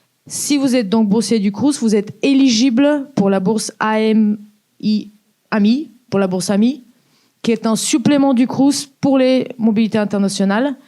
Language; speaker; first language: French; native; French